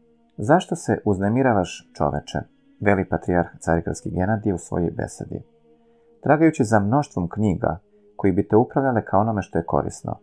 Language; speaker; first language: Serbian; native; Serbian